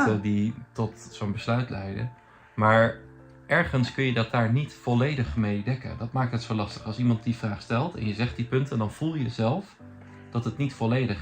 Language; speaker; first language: Dutch; native; Dutch